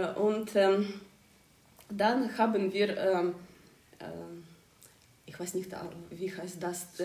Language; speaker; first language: German; non-native, learner; Ukrainian